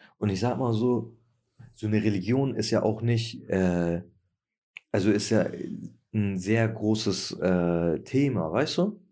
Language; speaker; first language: German; early bilingual, other home language; Turkish